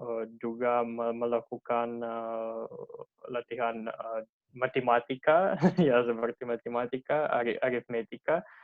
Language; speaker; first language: Indonesian; non-native, learner; Russian